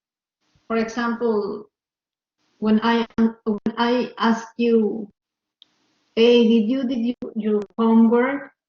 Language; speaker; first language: English; non-native, learner; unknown